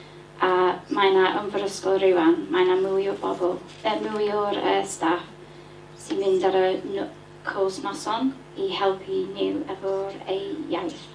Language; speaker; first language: Welsh; non-native, learner; English